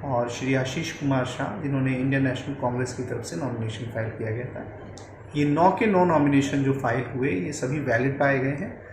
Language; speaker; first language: Hindi; native; Hindi